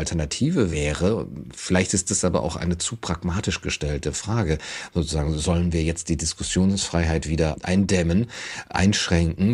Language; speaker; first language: German; native; German